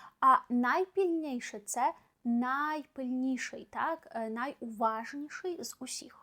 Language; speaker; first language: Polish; non-native, fluent; Ukrainian